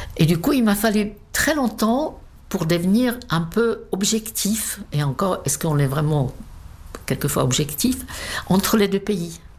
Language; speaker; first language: French; non-native, fluent; Czech